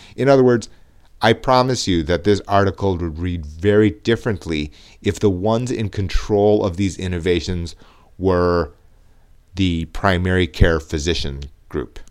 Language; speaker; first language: English; native; English